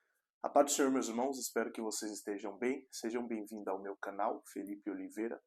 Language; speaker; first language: Portuguese; native; Portuguese